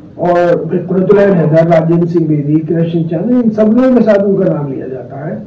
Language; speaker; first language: Urdu; native; Urdu